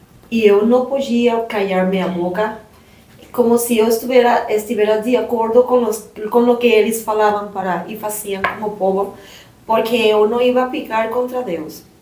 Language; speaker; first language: Portuguese; non-native, learner; Spanish